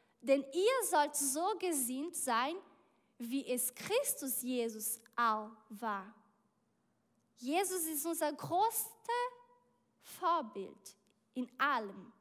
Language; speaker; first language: German; non-native, learner; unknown